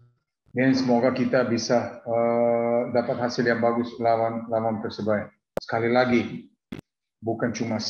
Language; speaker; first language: Indonesian; non-native, learner; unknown